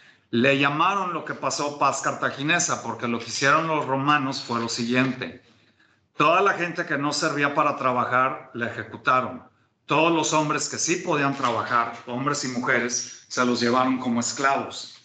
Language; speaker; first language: Spanish; native; Spanish